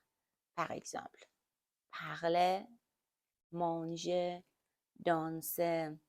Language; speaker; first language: French; non-native, learner; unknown